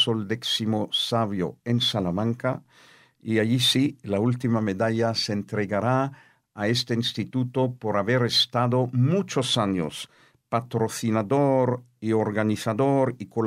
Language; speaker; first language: Spanish; non-native, fluent; Hebrew